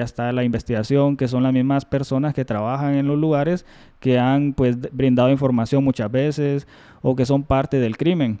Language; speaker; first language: Spanish; native; Spanish